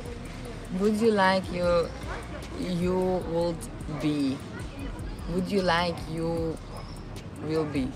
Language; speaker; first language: English; non-native, learner; Russian